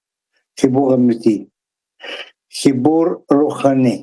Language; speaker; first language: Hebrew; non-native, fluent; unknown